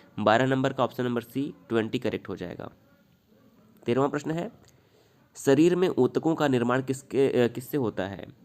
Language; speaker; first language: Hindi; native; Hindi